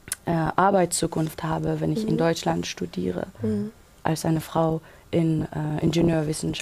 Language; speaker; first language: German; non-native, local second language; Persian